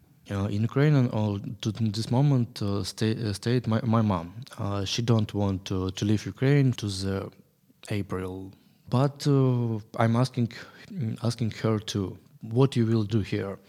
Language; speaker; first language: English; non-native, learner; Ukrainian